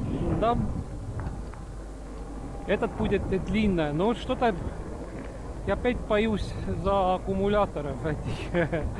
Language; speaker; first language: Russian; non-native, local second language; Estonian